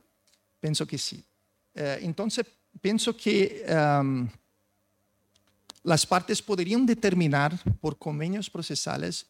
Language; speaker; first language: Spanish; non-native, fluent; Portuguese